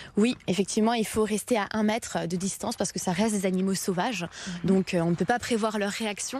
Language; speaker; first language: French; native; French